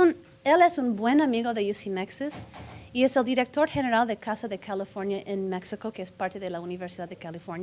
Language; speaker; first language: Spanish; non-native, fluent; English